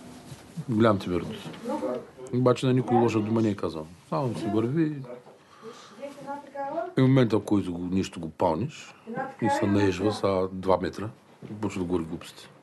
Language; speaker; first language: Bulgarian; native; Bulgarian